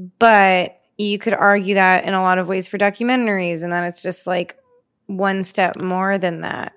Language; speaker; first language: English; native; English